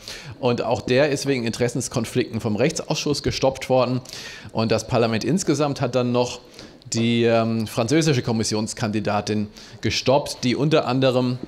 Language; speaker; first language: German; native; German